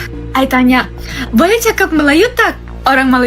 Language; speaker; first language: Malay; non-native, learner; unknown